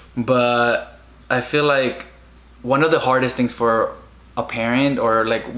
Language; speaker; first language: English; early bilingual, other home language; Spanish